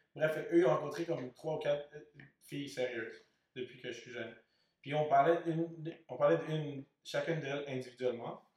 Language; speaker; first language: French; early bilingual, other home language; Spanish